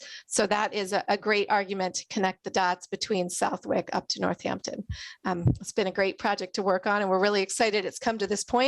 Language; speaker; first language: English; native; English